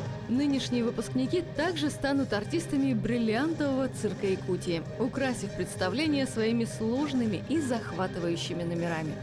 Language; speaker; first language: Russian; native; Russian